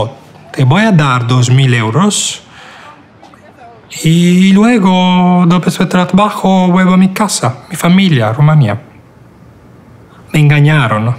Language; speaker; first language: Spanish; non-native, fluent; Romanian